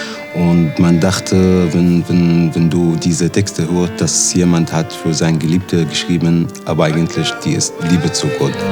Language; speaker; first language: German; non-native, learner; Arabic